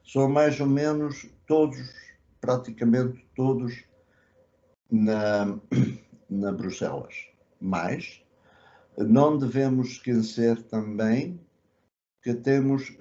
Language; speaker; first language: Portuguese; early bilingual, other home language; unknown